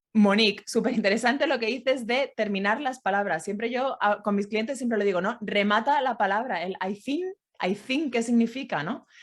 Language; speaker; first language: Spanish; native; Spanish